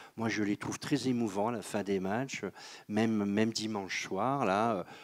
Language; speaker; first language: French; native; French